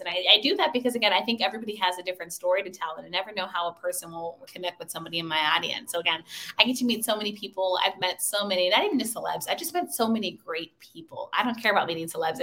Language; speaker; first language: English; native; English